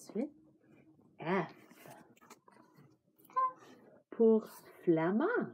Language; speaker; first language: French; non-native, fluent; English